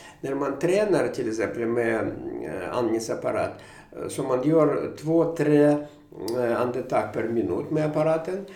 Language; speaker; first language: Swedish; non-native, fluent; Russian